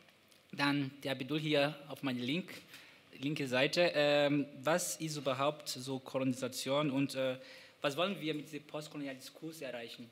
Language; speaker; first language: German; non-native, fluent; Portuguese